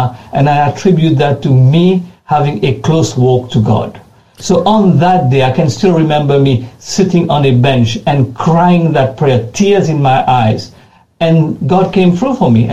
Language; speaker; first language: English; non-native, fluent; French